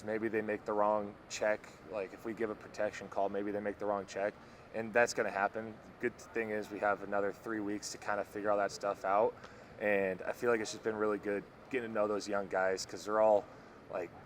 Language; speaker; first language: English; native; English